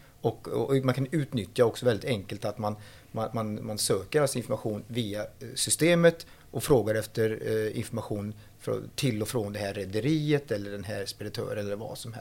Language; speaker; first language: Swedish; non-native, fluent; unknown